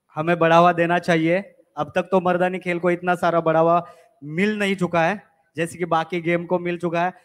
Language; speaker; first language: Hindi; non-native, local second language; Marathi